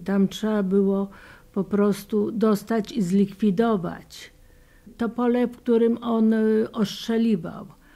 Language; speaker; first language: Polish; native; Polish